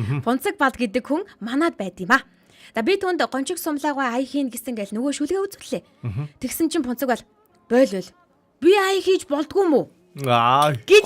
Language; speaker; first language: Mongolian; native; Mongolian